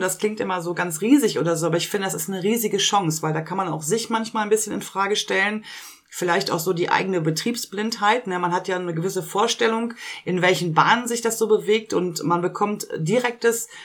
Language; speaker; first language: German; native; German